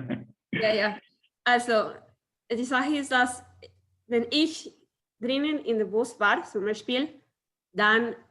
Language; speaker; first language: German; non-native, learner; Spanish